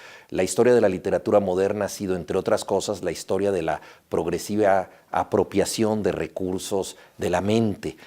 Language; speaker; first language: Spanish; native; Spanish